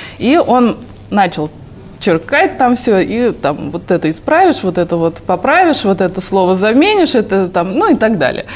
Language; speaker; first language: Russian; native; Russian